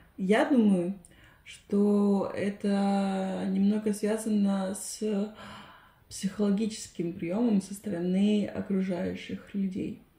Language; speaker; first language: Russian; non-native, fluent; Spanish